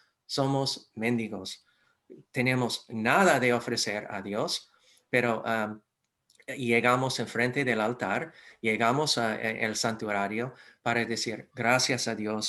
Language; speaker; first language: Spanish; non-native, fluent; English